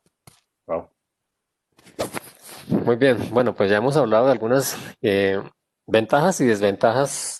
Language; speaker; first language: Spanish; native; Spanish